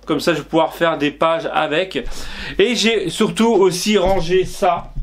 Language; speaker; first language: French; native; French